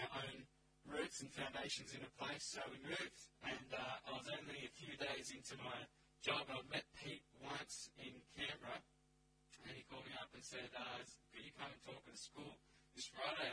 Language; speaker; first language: English; native; English